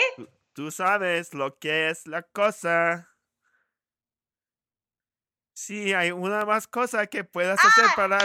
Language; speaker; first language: Spanish; non-native, learner; English